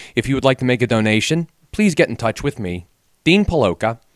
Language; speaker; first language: English; native; English